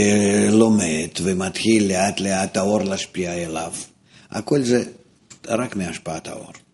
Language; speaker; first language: Hebrew; non-native, fluent; Russian